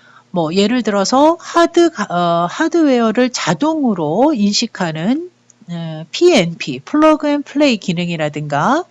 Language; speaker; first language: Korean; native; Korean